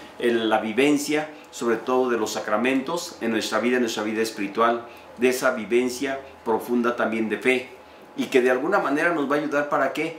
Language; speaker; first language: Spanish; native; Spanish